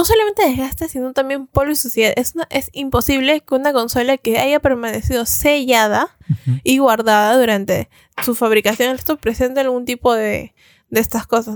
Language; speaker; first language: Spanish; native; Spanish